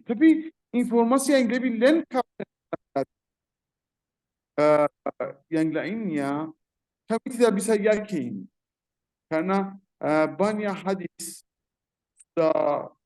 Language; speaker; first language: Indonesian; non-native, fluent; Persian